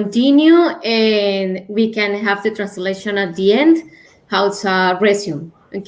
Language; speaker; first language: English; non-native, learner; Spanish